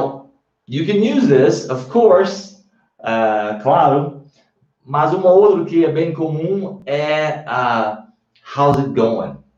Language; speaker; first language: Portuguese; non-native, fluent; English